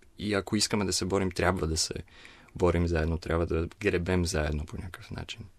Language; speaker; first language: Bulgarian; native; Bulgarian